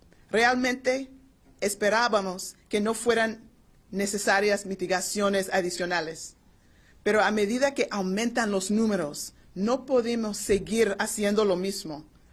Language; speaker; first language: Spanish; non-native, learner; English